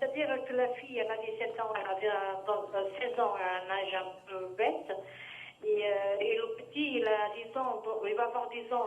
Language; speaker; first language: French; native; French